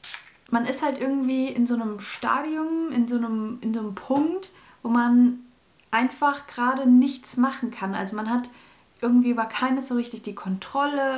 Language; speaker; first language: German; native; German